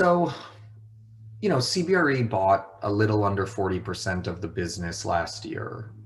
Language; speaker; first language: English; native; English